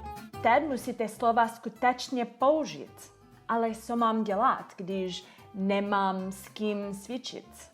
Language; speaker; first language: Czech; non-native, learner; English